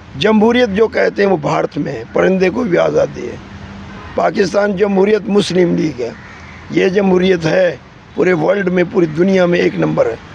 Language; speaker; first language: Urdu; non-native, local second language; Sindhi